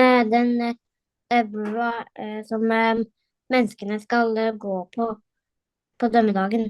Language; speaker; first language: Norwegian; early bilingual, other home language; Urdu